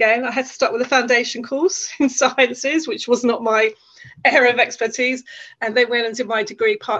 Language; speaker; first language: English; native; English